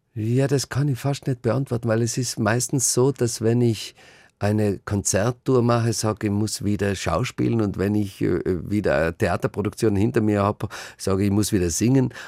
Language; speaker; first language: German; native; German